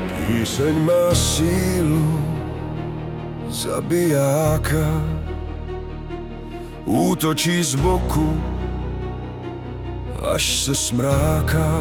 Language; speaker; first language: Czech; native; Czech